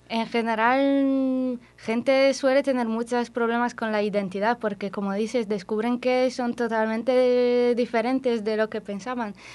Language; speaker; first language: Spanish; non-native, fluent; Polish